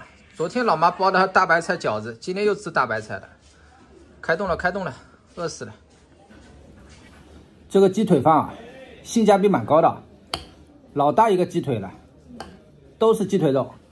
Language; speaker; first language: Chinese; non-native, local second language; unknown